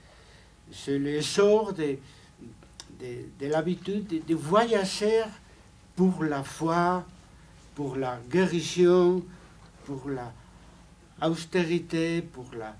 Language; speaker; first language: French; non-native, fluent; Spanish